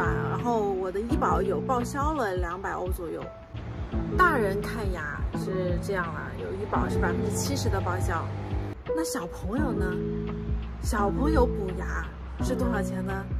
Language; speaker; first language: Chinese; native; Chinese